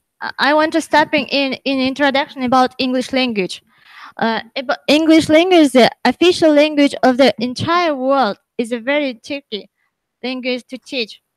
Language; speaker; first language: English; non-native, learner; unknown